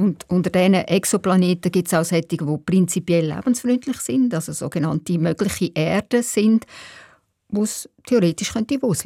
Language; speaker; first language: German; native; German